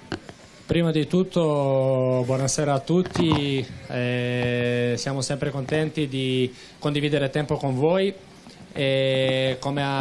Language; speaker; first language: Italian; non-native, fluent; Serbian